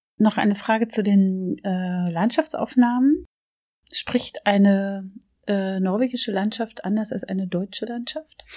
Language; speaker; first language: German; native; German